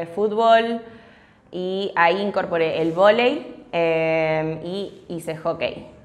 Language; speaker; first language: Spanish; early bilingual, other home language; English